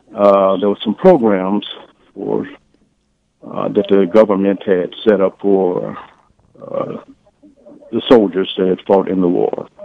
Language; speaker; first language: English; native; English